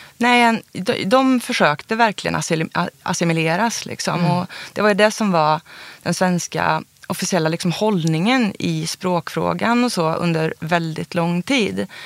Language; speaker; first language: Swedish; native; Swedish